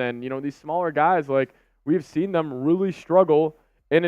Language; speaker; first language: English; native; English